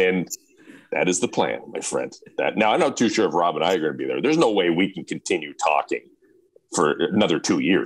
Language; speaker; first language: English; native; English